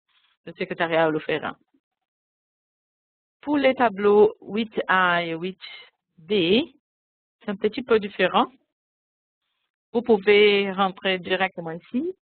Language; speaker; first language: French; non-native, fluent; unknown